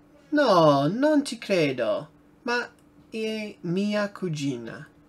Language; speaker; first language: Italian; non-native, learner; English